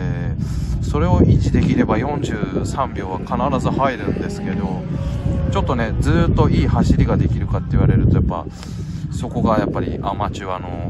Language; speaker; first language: Japanese; native; Japanese